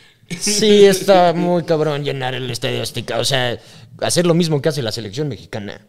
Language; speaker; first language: Spanish; native; Spanish